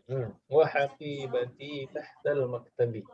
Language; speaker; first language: Indonesian; native; Indonesian